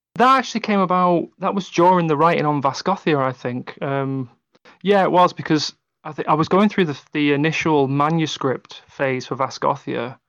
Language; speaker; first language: English; native; English